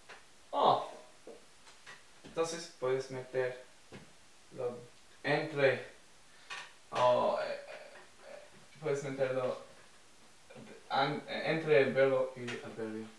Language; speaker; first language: Spanish; non-native, fluent; English